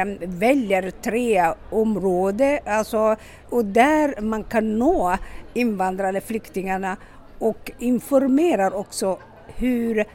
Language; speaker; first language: Swedish; non-native, local second language; Somali